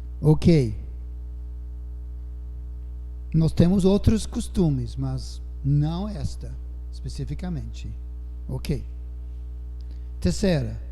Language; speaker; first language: Portuguese; non-native, fluent; English